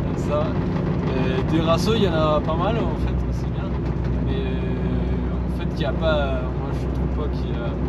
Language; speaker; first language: French; non-native, fluent; Spanish